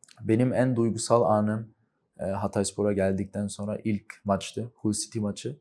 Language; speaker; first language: Turkish; early bilingual, heritage; Turkish